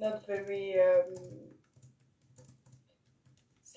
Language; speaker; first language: English; non-native, learner; French